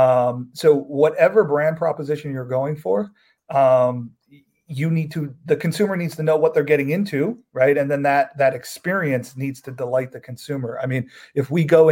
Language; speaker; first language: English; native; English